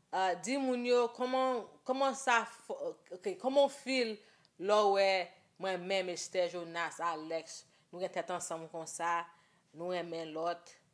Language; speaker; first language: Haitian Creole; early bilingual, heritage; English